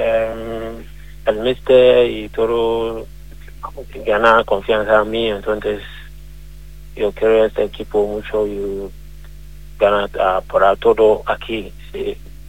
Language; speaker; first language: Spanish; non-native, learner; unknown